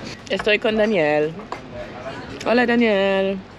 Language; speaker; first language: Spanish; non-native, learner; English